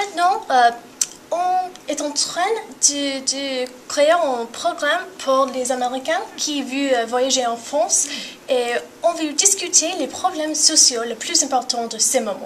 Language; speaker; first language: French; non-native, learner; English